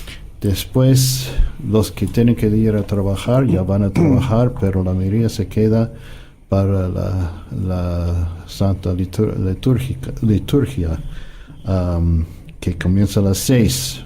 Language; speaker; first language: Spanish; non-native, fluent; English